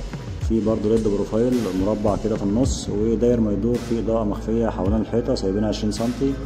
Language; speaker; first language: Arabic; native; Arabic